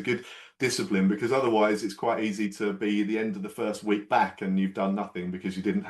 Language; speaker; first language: English; native; English